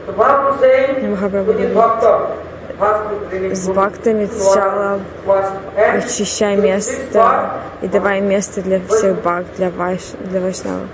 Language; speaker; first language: Russian; non-native, fluent; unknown